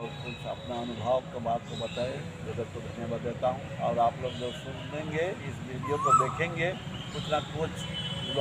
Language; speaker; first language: Hindi; non-native, local second language; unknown